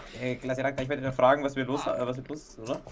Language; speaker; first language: German; native; German